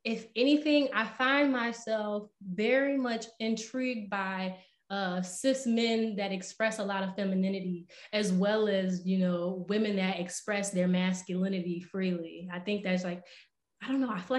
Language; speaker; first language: English; native; English